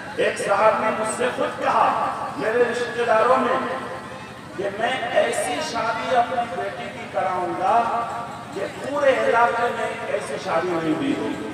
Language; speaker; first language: Urdu; non-native, local second language; Bangla